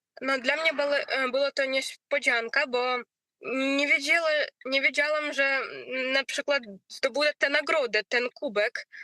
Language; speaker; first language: Polish; non-native, learner; Ukrainian